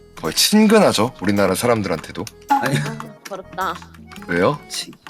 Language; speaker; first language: Korean; native; Korean